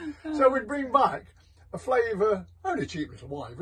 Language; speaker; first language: English; native; English